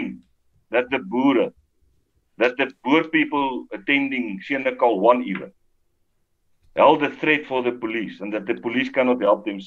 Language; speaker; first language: English; non-native, local second language; Afrikaans